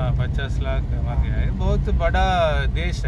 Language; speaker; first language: Hindi; non-native, local second language; Malayalam